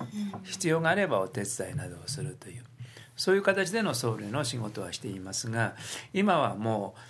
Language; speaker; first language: Japanese; native; Japanese